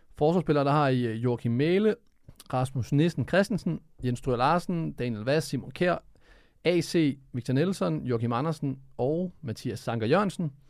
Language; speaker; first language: Danish; early bilingual, other home language; Serbian